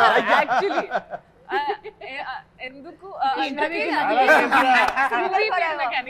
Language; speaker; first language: Telugu; non-native, learner; Hindi